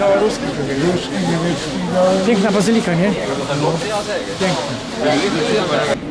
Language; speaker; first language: Polish; non-native, learner; Hungarian